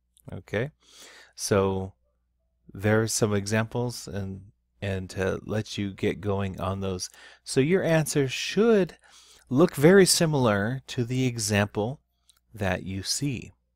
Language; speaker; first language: English; native; English